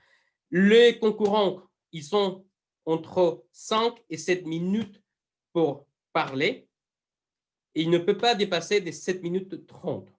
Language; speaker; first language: French; non-native, fluent; Spanish